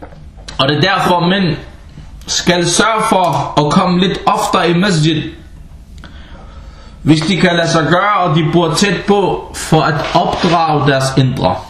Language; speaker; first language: Danish; non-native, fluent; Arabic